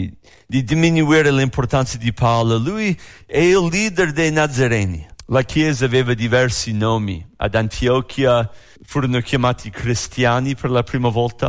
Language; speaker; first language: Italian; non-native, fluent; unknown